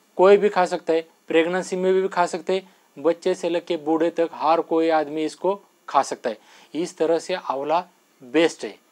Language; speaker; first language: Hindi; non-native, local second language; Marathi